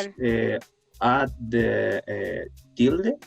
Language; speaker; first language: English; non-native, learner; Spanish